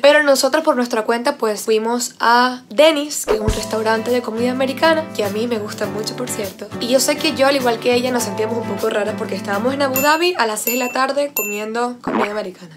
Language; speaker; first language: Spanish; native; Spanish